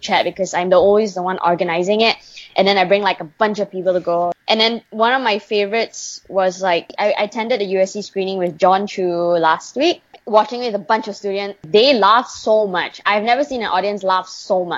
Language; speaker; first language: English; non-native, local second language; Chinese